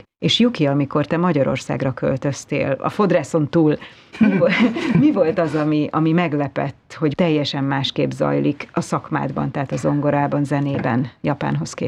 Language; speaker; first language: Hungarian; native; Hungarian